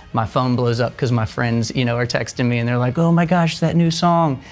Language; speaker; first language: English; native; English